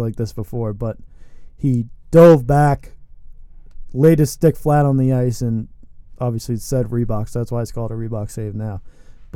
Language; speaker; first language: English; native; English